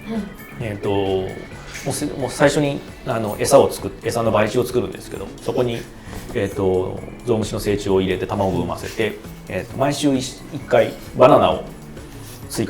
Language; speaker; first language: Japanese; native; Japanese